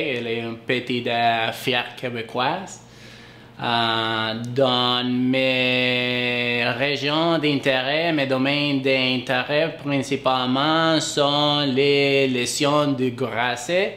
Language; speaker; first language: French; non-native, learner; Spanish